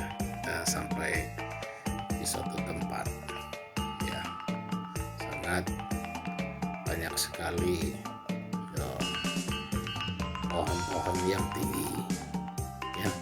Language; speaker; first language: Indonesian; non-native, local second language; Minangkabau